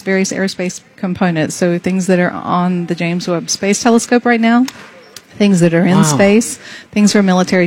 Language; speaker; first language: English; native; English